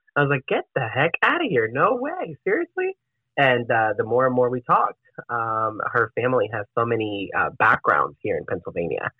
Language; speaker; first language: English; non-native, fluent; Spanish